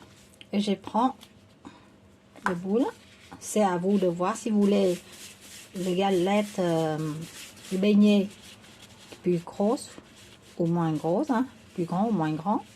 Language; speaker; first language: French; non-native, learner; Vietnamese